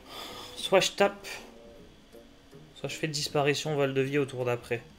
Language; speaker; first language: French; native; French